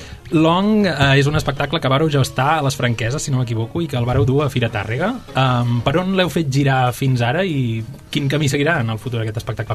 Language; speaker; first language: Catalan; native; Catalan